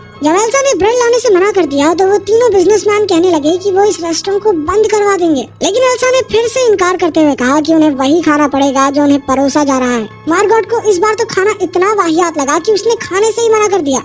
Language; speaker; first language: Hindi; native; Hindi